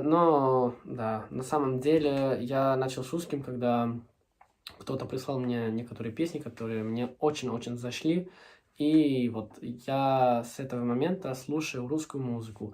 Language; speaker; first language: Russian; non-native, fluent; Spanish